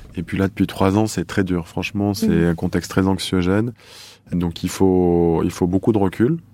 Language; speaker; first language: French; native; French